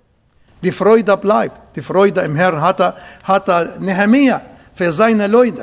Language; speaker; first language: German; non-native, fluent; Arabic